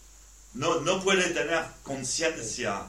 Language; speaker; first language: Spanish; non-native, learner; French